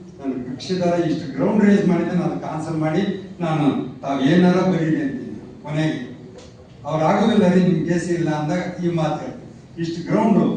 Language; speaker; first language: Kannada; non-native, local second language; Lambadi